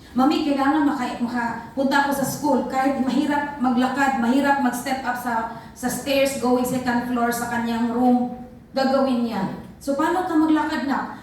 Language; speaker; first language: Filipino; non-native, local second language; Cebuano